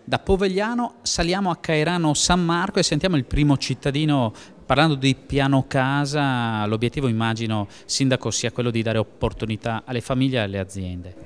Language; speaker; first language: Italian; native; Italian